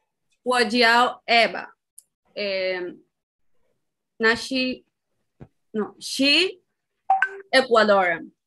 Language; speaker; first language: Chinese; non-native, learner; Spanish